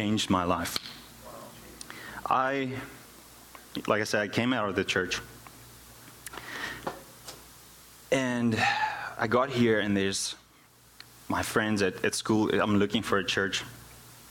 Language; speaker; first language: English; non-native, local second language; Afrikaans